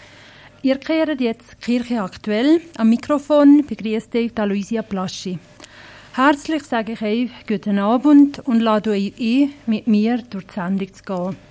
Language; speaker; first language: German; native; German